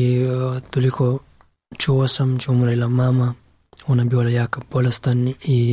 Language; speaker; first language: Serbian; non-native, learner; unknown